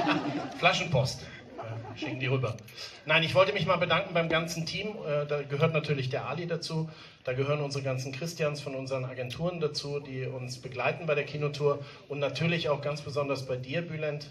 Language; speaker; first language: German; native; German